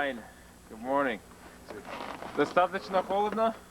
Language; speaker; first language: Russian; non-native, fluent; English